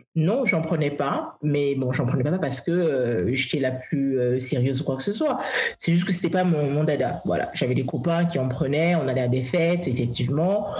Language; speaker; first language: French; early bilingual, heritage; English